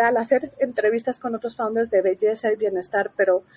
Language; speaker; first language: Spanish; native; Spanish